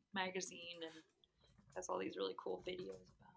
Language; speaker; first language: English; native; English